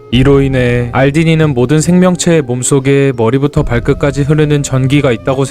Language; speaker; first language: Korean; native; Korean